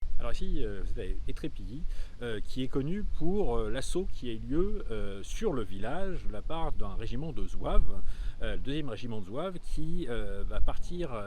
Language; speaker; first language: French; native; French